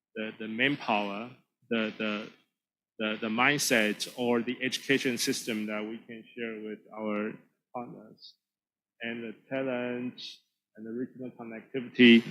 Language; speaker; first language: English; non-native, fluent; Chinese